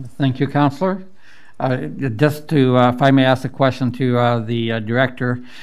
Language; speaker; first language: English; native; English